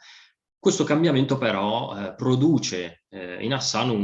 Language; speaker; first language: Italian; native; Italian